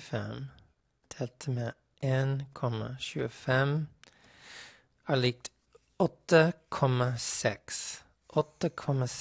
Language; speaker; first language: Norwegian; non-native, fluent; English